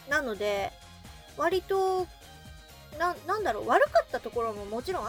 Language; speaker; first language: Japanese; native; Japanese